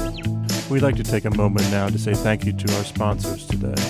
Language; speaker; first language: English; native; English